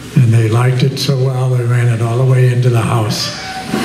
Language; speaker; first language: English; native; English